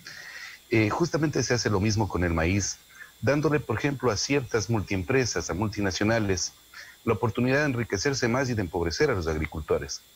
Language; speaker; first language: Spanish; native; Spanish